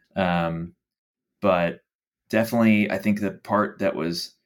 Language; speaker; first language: English; native; English